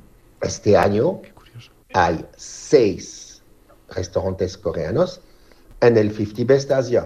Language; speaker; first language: Spanish; non-native, fluent; French